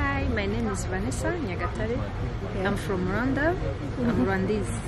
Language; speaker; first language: English; non-native, local second language; Kinyarwanda